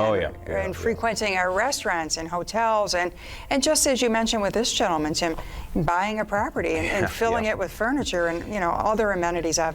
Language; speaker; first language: English; native; English